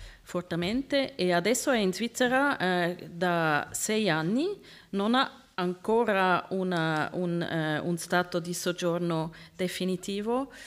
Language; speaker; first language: Italian; non-native, learner; Swiss German